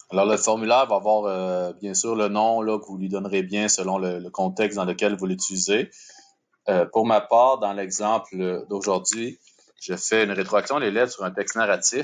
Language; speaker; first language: French; native; French